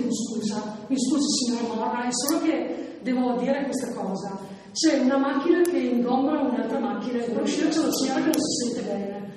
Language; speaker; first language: Italian; native; Italian